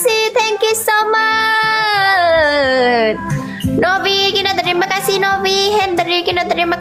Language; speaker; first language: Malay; non-native, learner; Vietnamese